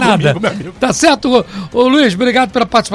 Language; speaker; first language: Portuguese; native; Portuguese